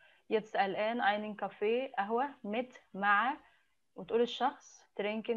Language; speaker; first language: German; non-native, fluent; Arabic